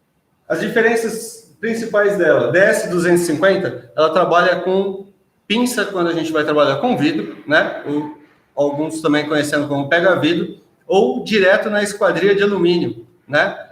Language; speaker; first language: Portuguese; native; Portuguese